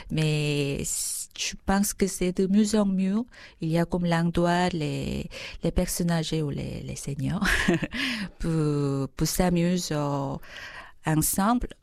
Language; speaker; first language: French; non-native, fluent; Korean